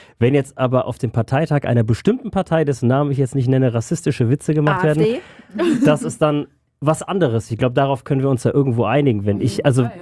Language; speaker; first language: German; native; German